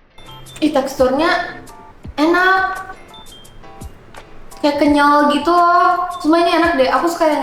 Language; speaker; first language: Indonesian; early bilingual, other home language; Japanese